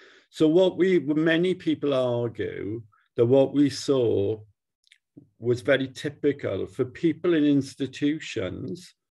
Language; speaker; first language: English; native; English